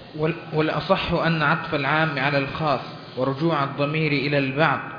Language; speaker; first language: Arabic; native; Arabic